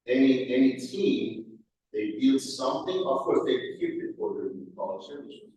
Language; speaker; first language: English; non-native, fluent; Persian